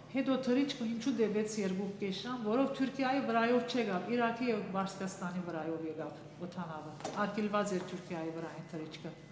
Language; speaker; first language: Armenian; early bilingual, heritage; Armenian